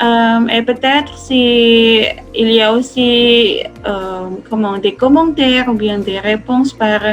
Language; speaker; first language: French; non-native, fluent; Indonesian